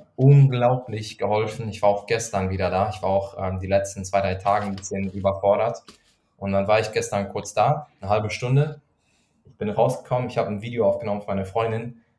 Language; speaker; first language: German; non-native, fluent; Persian